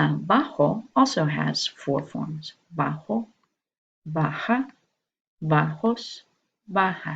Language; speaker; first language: Spanish; non-native, fluent; English